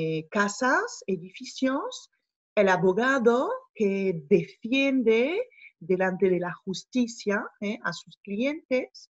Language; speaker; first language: Spanish; non-native, fluent; French